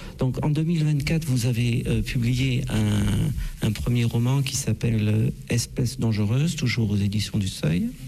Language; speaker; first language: French; native; French